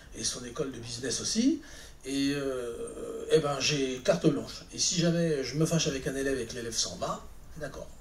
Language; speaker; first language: French; native; French